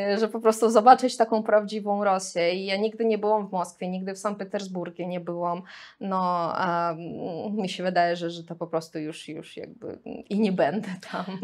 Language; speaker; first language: Polish; non-native, fluent; Russian